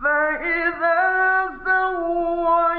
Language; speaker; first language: Arabic; native; Arabic